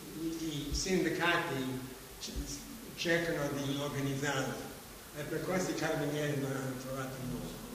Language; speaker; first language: Italian; non-native, fluent; English